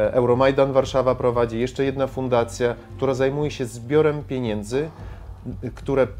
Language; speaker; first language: Polish; non-native, fluent; Ukrainian